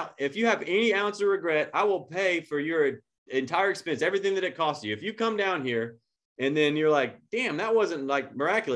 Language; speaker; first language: English; native; English